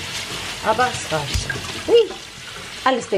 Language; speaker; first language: German; non-native, learner; Central Kurdish